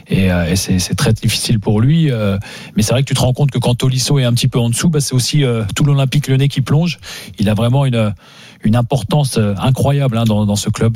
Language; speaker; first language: French; native; French